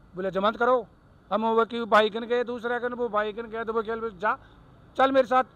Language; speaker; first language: Hindi; native; Hindi